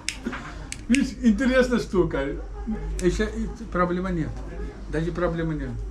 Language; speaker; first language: Russian; non-native, learner; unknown